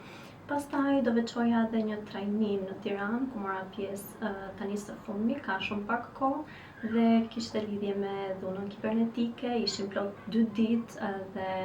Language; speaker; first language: Albanian; native; Albanian